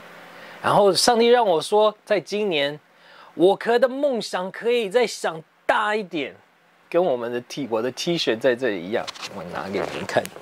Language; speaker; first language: Chinese; early bilingual, heritage; English